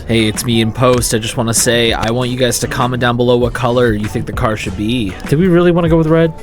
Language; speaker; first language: English; native; English